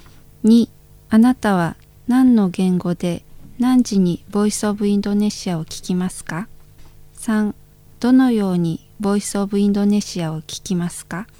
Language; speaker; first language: Japanese; non-native, fluent; Indonesian